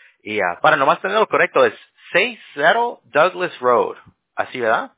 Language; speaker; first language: Spanish; early bilingual, heritage; Spanish